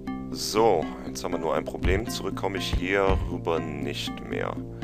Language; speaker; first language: German; native; German